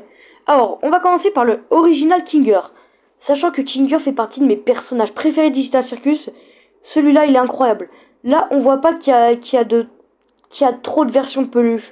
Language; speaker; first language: French; native; French